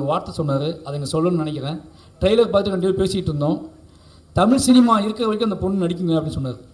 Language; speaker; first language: Tamil; native; Tamil